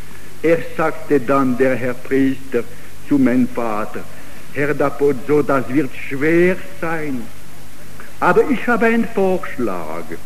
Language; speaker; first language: German; non-native, fluent; Italian